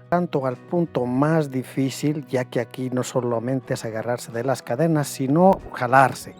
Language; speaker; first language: Spanish; native; Spanish